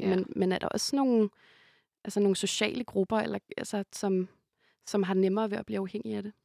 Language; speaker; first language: Danish; native; Danish